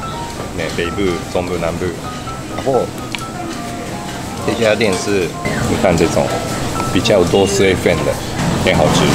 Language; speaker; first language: Chinese; non-native, fluent; Japanese